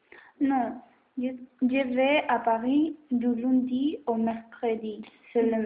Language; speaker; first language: French; non-native, learner; Spanish